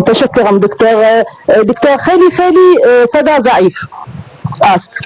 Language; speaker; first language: Persian; non-native, learner; Arabic